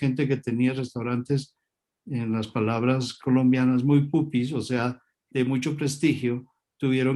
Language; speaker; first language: Spanish; native; Spanish